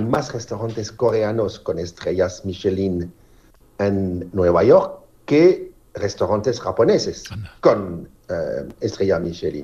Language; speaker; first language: Spanish; non-native, fluent; French